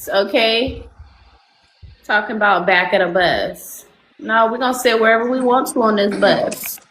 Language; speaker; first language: English; native; English